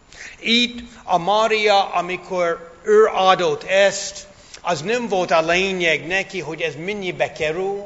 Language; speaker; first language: Hungarian; non-native, fluent; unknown